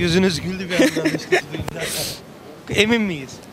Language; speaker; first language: Turkish; native; Turkish